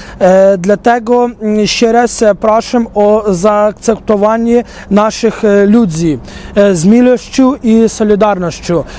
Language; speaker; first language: Polish; non-native, learner; Ukrainian